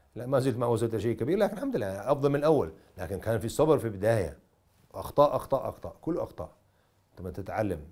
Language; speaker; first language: Arabic; non-native, fluent; English